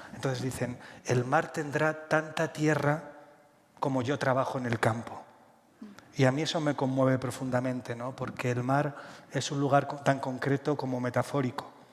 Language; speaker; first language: Spanish; native; Spanish